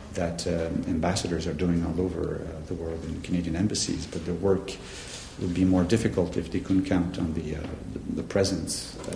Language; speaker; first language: English; non-native, fluent; French